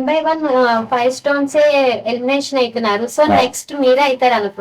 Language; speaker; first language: Telugu; native; Telugu